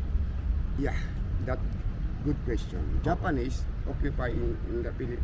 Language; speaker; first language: English; non-native, local second language; Filipino